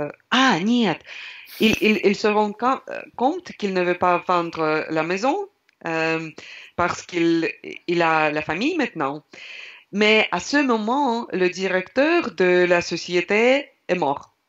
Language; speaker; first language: French; non-native, learner; Russian